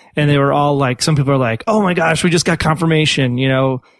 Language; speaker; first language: English; native; English